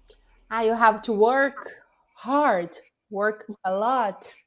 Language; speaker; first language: English; non-native, fluent; Portuguese